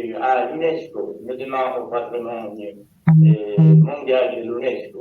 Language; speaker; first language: French; non-native, learner; Italian